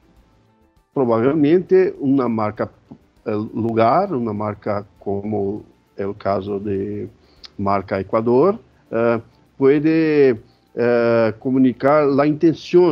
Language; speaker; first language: Portuguese; non-native, fluent; Spanish